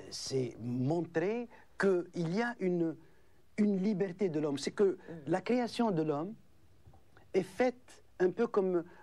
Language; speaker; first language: French; non-native, local second language; Arabic